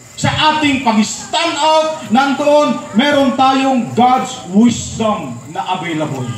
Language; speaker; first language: Filipino; non-native, local second language; Pampanga